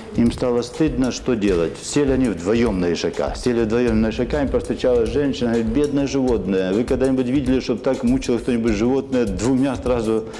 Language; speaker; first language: Ukrainian; non-native, local second language; Russian